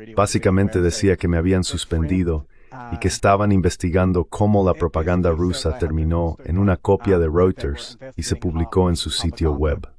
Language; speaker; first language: Spanish; non-native, fluent; English